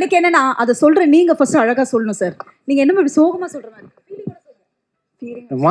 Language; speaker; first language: Tamil; native; Tamil